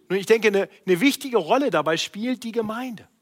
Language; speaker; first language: German; native; German